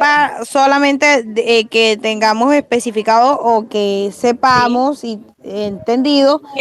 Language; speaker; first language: Spanish; native; Spanish